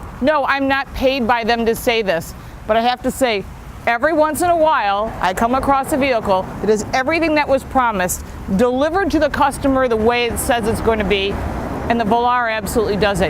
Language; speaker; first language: English; native; English